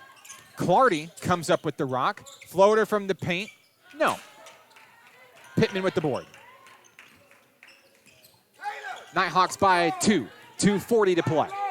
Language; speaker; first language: English; native; English